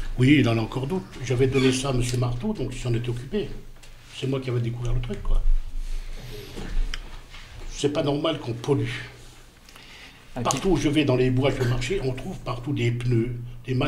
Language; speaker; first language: French; native; French